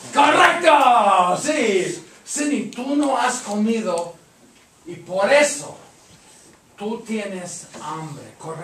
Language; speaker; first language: Spanish; non-native, fluent; English